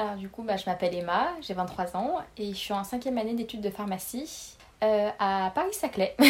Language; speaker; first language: French; native; French